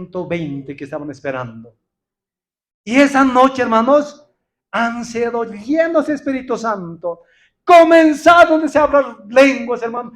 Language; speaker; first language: Spanish; non-native, local second language; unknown